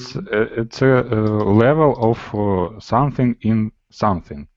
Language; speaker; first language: English; non-native, learner; Russian